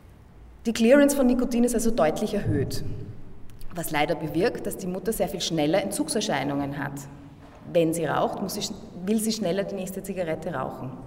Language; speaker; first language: German; native; German